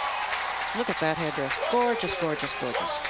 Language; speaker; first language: English; native; English